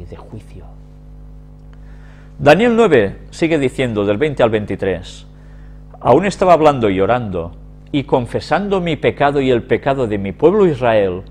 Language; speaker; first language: Spanish; native; Spanish